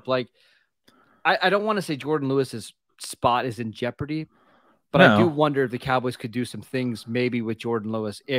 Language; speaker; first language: English; native; English